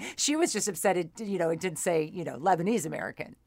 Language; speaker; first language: English; native; English